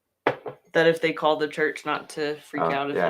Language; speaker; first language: English; native; English